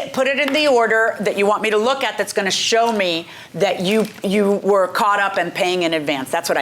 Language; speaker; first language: English; native; English